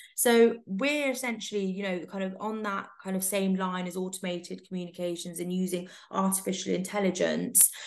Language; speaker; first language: English; native; English